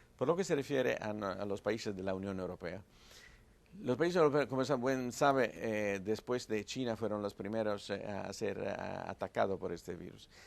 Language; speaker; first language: Spanish; non-native, fluent; Italian